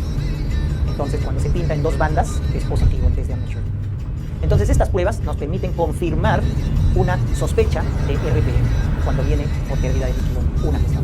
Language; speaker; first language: Spanish; native; Spanish